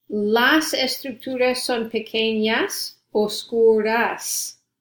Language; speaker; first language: Spanish; non-native, fluent; English